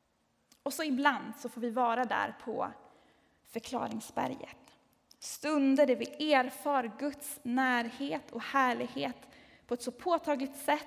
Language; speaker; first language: Swedish; native; Swedish